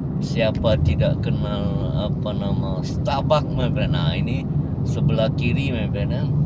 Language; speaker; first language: Malay; native; Malay